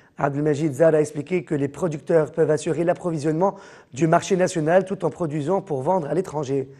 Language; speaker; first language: French; non-native, local second language; Arabic